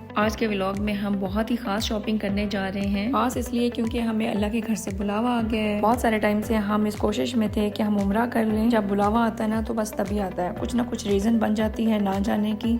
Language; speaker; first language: Urdu; native; Urdu